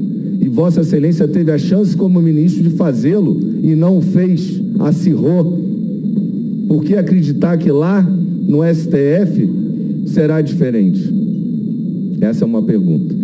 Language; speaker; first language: Portuguese; native; Portuguese